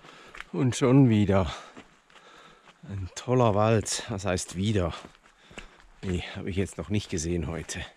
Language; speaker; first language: German; native; German